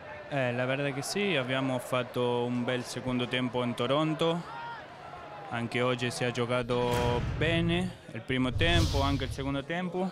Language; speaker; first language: Italian; non-native, learner; Spanish